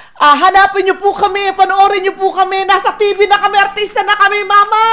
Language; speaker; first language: Filipino; native; Filipino